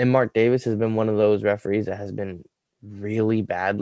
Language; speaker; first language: English; native; English